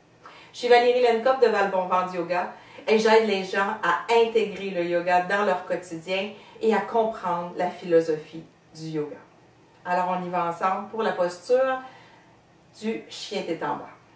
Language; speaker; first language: French; native; French